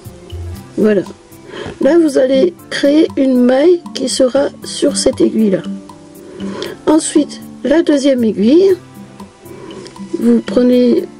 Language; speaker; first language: French; native; French